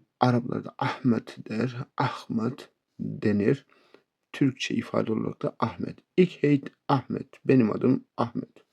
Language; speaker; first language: Turkish; native; Turkish